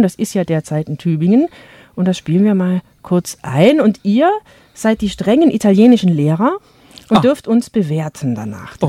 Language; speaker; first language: German; native; German